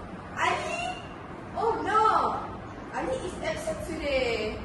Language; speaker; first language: English; non-native, learner; Malay